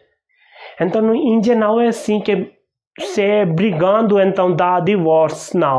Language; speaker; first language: Portuguese; non-native, learner; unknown